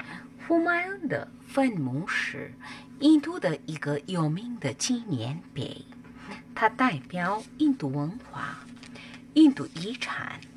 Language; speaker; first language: Chinese; non-native, learner; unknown